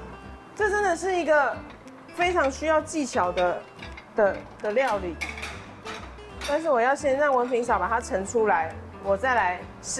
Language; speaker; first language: Chinese; native; Chinese